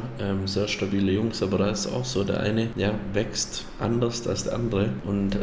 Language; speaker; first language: German; native; German